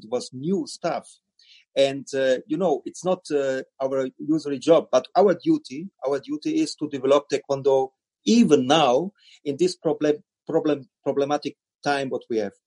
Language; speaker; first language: English; non-native, learner; German